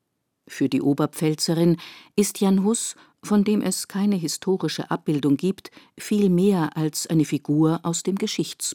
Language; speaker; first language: German; native; German